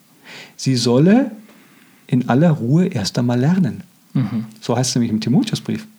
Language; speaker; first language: German; native; German